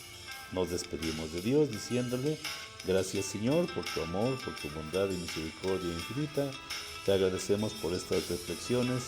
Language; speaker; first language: Spanish; native; Spanish